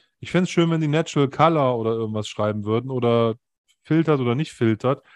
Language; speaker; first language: German; native; German